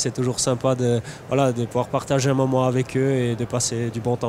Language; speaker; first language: French; native; French